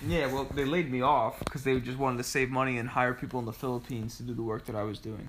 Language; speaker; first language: English; native; English